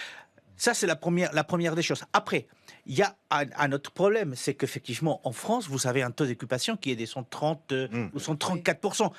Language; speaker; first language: French; non-native, fluent; Spanish